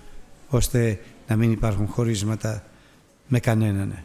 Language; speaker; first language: Greek; native; Greek